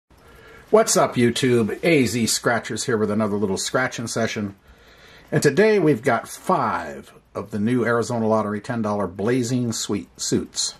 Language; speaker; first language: English; native; English